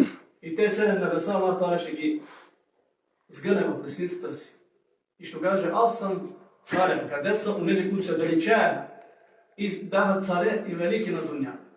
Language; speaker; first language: Bulgarian; native; Bulgarian